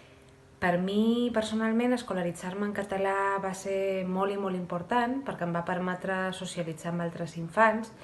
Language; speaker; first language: Catalan; non-native, local second language; Spanish